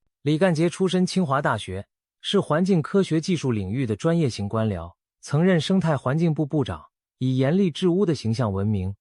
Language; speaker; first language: Chinese; native; Chinese